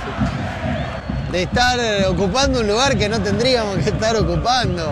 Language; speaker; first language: Spanish; native; Spanish